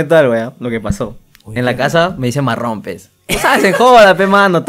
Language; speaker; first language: Spanish; native; Spanish